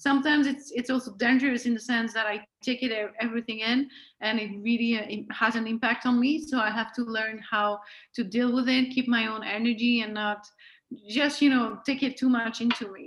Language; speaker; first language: English; non-native, fluent; French